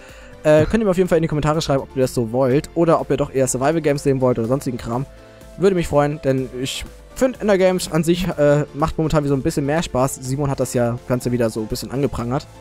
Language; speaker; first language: German; native; German